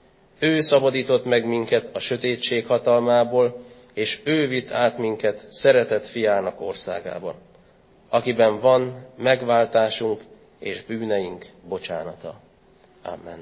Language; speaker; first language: Hungarian; native; Hungarian